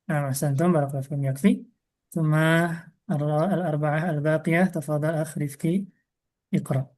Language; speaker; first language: Arabic; non-native, fluent; Indonesian